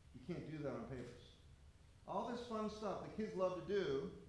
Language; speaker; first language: English; native; English